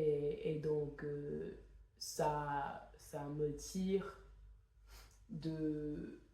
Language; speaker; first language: French; non-native, fluent; English